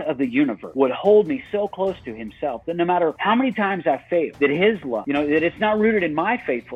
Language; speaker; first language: English; native; English